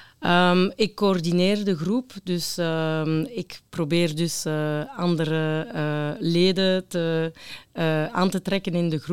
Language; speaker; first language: Dutch; non-native, local second language; French